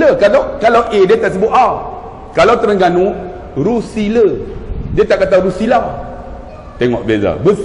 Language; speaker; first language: Malay; native; Malay